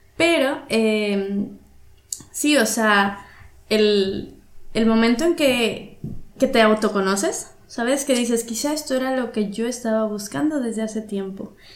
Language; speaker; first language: Spanish; native; Spanish